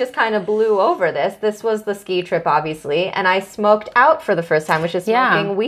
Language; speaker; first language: English; native; English